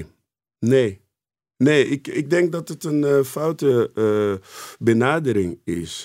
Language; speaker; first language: Dutch; non-native, fluent; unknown